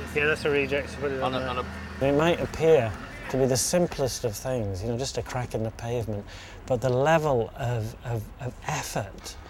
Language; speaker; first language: English; native; English